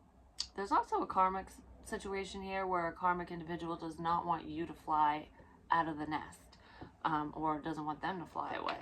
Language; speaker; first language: English; native; English